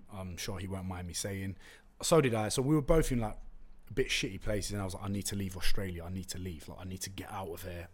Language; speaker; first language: English; non-native, local second language; Turkish